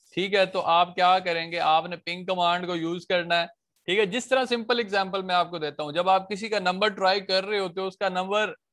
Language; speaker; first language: Urdu; non-native, local second language; Punjabi